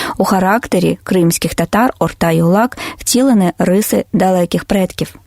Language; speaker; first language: Ukrainian; non-native, local second language; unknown